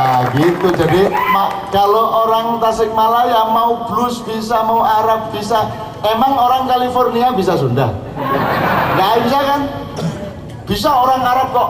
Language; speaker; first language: Indonesian; non-native, local second language; Javanese